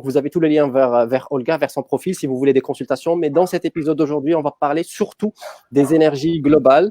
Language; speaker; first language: French; native; French